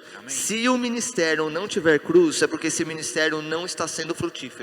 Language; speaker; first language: Portuguese; native; Portuguese